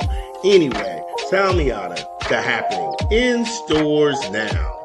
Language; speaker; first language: English; native; English